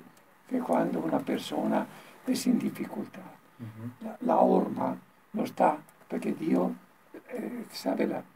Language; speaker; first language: Spanish; non-native, learner; Italian